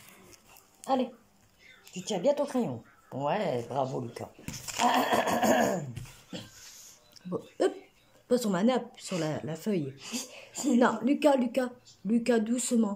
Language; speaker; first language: French; native; French